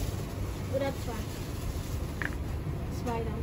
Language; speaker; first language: German; early bilingual, other home language; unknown